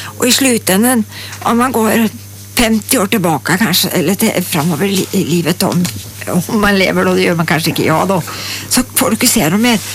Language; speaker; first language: Swedish; native; Swedish